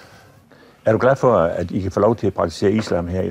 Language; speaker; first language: Danish; native; Danish